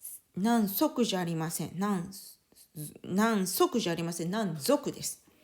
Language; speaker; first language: Japanese; native; Japanese